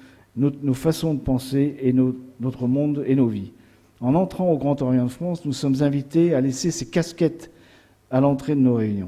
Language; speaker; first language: French; native; French